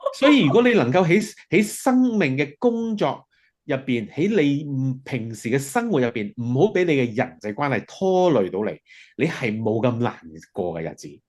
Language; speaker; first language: Cantonese; early bilingual, heritage; Cantonese